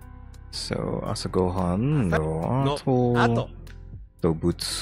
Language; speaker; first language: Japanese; non-native, learner; English